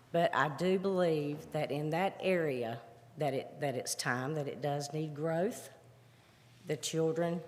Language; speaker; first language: English; native; English